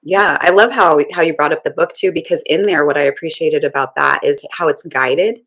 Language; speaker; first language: English; native; English